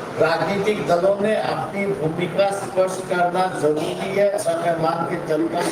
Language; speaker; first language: Hindi; non-native, local second language; Marathi